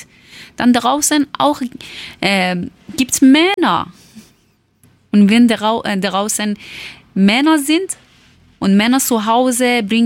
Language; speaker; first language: German; non-native, learner; Persian